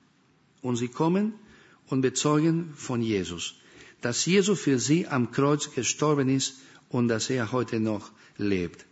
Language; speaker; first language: German; non-native, fluent; Spanish